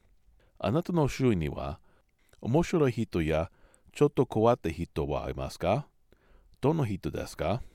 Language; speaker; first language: Japanese; non-native, learner; English